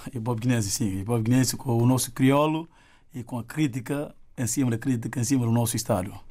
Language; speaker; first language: Portuguese; non-native, local second language; Upper Guinea Crioulo